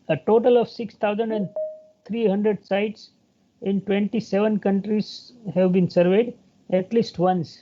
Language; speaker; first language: English; non-native, local second language; Gujarati